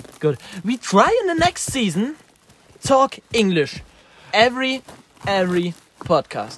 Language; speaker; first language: English; non-native, learner; German